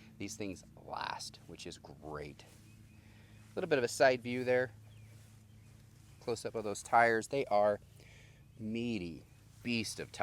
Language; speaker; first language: English; native; English